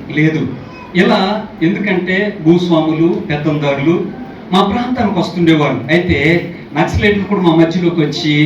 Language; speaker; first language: Telugu; non-native, local second language; Koya